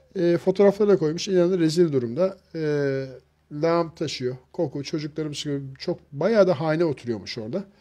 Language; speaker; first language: Turkish; native; Turkish